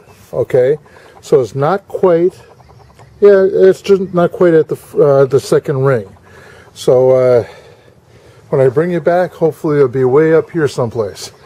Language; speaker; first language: English; native; English